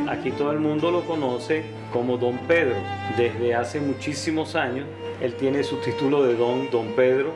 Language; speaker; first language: Spanish; native; Spanish